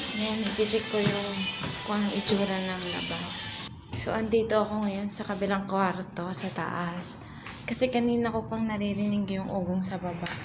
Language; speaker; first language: Filipino; native; Filipino